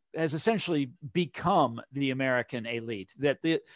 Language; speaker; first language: English; native; English